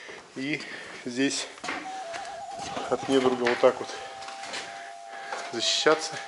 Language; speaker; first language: Russian; native; Russian